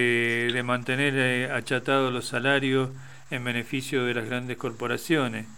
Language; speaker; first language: Spanish; native; Spanish